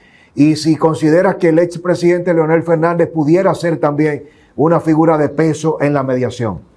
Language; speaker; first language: Spanish; native; Spanish